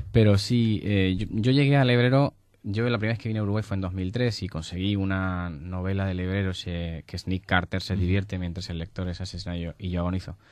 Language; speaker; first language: Spanish; native; Spanish